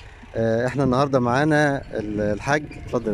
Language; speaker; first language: Arabic; native; Arabic